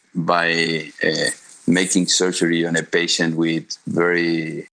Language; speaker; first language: English; non-native, fluent; Spanish